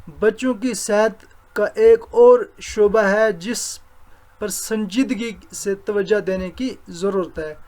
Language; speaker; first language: Urdu; non-native, local second language; Kashmiri